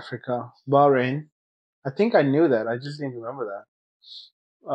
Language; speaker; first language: English; non-native, local second language; Sinhala